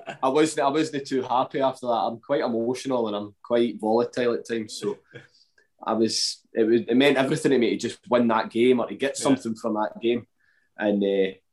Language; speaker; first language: English; native; English